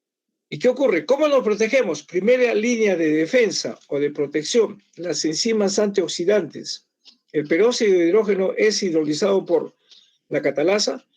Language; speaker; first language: Spanish; native; Spanish